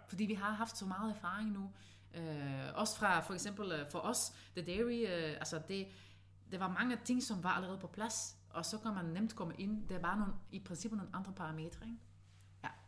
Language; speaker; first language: Danish; non-native, fluent; Dutch